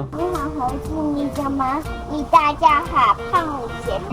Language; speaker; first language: Chinese; early bilingual, heritage; Chinese